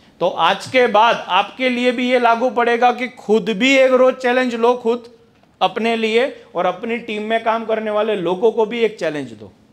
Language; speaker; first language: Hindi; non-native, local second language; Gujarati